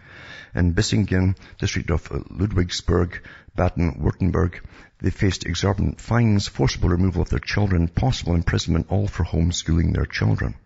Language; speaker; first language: English; native; English